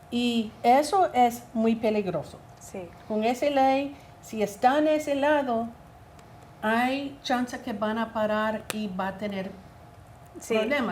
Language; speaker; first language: Spanish; non-native, learner; English